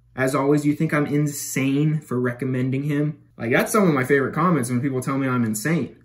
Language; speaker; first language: English; native; English